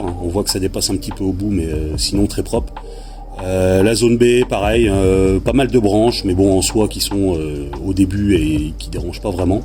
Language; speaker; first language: French; native; French